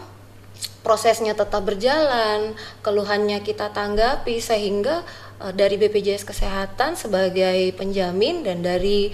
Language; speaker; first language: Indonesian; native; Indonesian